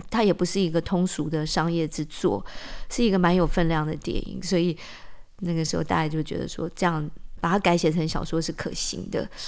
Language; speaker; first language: Chinese; native; Chinese